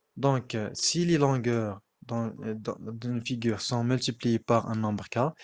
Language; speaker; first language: French; non-native, local second language; Arabic